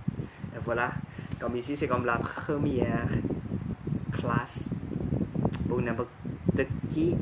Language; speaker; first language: French; non-native, learner; Thai